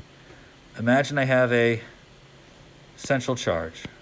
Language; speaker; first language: English; native; English